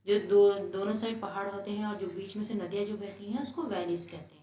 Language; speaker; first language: Hindi; non-native, local second language; Telugu